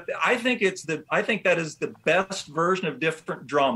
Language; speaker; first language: English; native; English